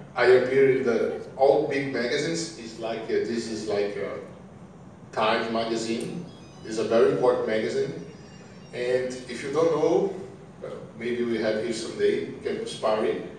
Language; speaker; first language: English; non-native, learner; Portuguese